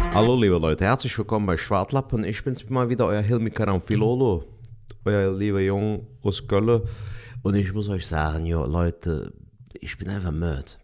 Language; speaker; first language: German; early bilingual, other home language; Turkish